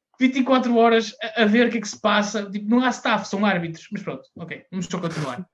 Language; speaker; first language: Portuguese; native; Portuguese